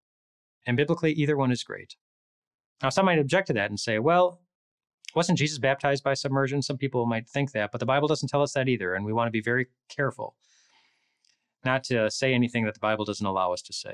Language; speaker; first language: English; native; English